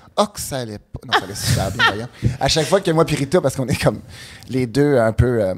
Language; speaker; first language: French; native; French